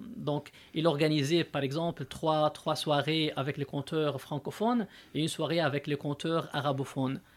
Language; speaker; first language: French; non-native, local second language; Arabic